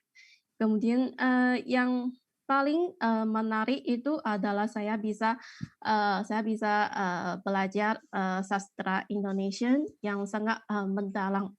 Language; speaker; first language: Indonesian; non-native, fluent; Chinese